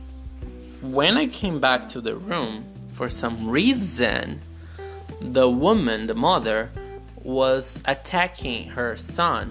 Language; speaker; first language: English; non-native, fluent; Portuguese